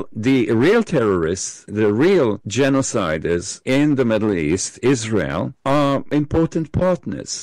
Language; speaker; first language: English; non-native, fluent; Hebrew